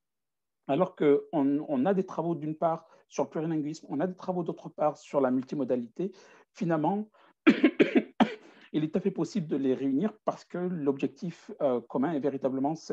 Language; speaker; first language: French; native; French